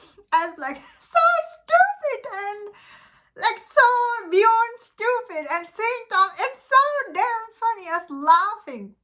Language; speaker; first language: English; non-native, fluent; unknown